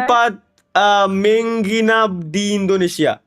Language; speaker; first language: Indonesian; non-native, learner; Bangla